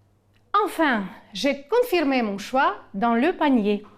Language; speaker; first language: French; non-native, fluent; Ukrainian